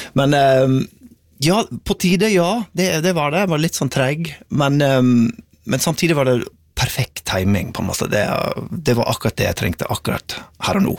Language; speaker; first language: Norwegian; non-native, fluent; English